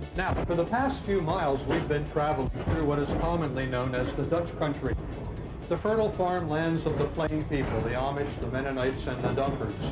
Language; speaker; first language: English; native; English